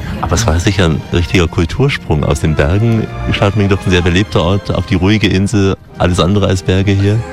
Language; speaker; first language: German; native; German